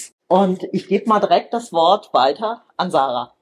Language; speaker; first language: German; native; German